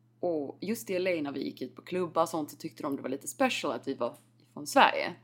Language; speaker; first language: Swedish; native; Swedish